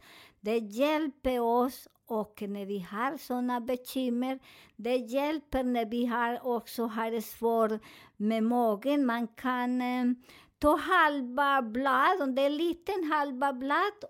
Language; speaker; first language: Swedish; non-native, learner; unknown